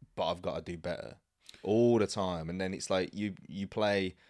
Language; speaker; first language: English; native; English